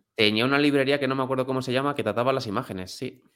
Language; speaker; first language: Spanish; native; Spanish